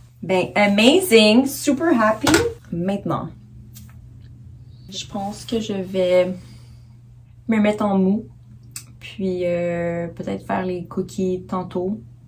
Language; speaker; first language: French; native; French